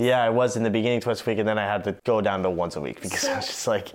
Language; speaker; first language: English; native; English